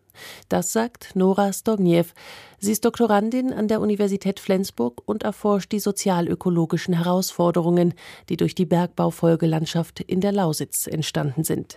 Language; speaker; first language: German; native; German